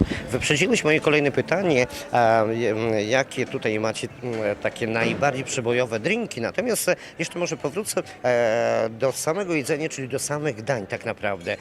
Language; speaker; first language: Polish; native; Polish